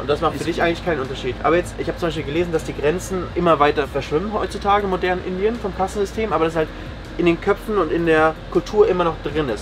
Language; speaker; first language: German; native; German